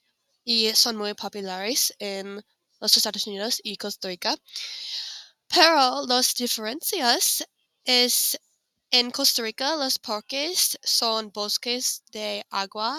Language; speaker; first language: Spanish; non-native, learner; English